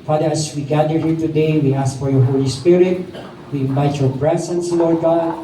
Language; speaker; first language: English; non-native, local second language; Filipino